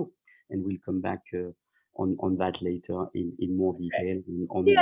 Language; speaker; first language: English; non-native, fluent; French